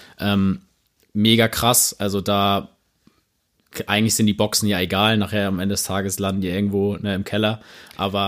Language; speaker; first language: German; native; German